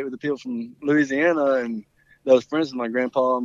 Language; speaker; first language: English; native; English